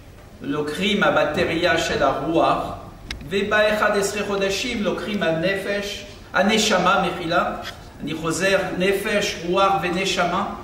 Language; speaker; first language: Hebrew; non-native, fluent; French